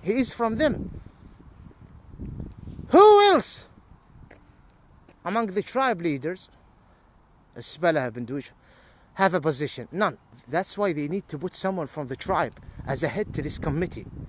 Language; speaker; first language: English; non-native, fluent; Arabic